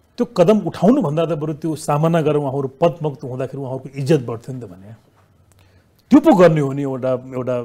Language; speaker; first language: Nepali; native; Nepali